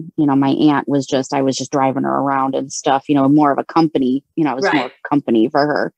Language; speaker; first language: English; native; English